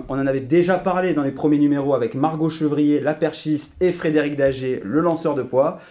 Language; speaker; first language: French; native; French